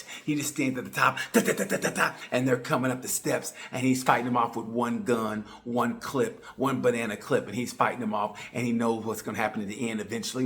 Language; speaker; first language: English; native; English